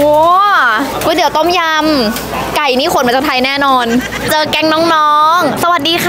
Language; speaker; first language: Thai; native; Thai